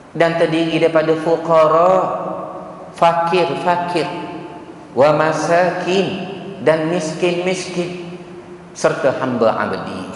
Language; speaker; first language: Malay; native; Malay